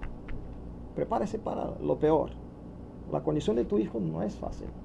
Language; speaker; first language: Spanish; non-native, learner; Portuguese